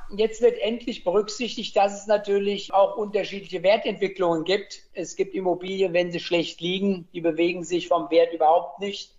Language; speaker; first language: German; native; German